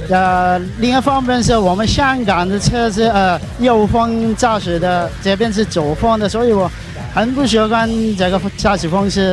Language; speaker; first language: Chinese; non-native, local second language; Cantonese